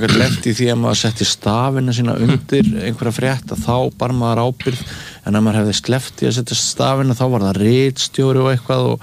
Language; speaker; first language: Icelandic; native; Icelandic